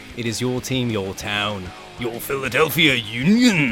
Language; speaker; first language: English; native; English